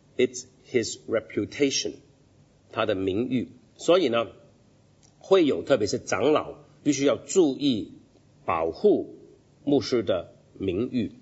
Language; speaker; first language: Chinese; non-native, local second language; Cantonese